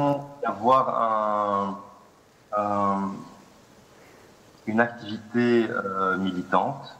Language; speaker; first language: French; non-native, local second language; Arabic